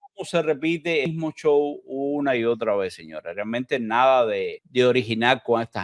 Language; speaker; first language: Spanish; native; Spanish